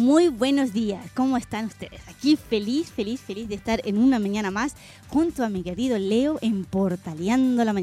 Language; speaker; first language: Spanish; native; Spanish